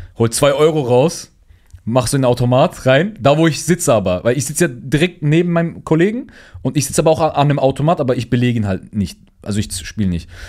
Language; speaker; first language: German; early bilingual, other home language; Turkish